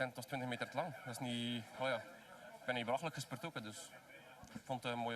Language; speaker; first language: Dutch; native; Dutch